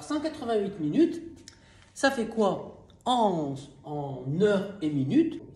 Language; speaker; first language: French; native; French